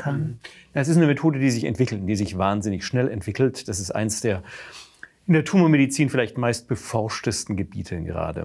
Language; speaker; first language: German; native; German